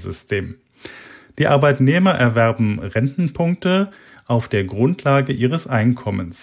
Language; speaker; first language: German; native; German